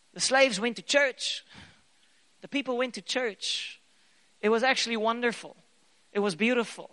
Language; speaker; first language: English; native; English